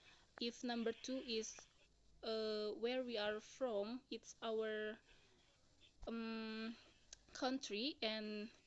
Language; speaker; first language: English; non-native, learner; Indonesian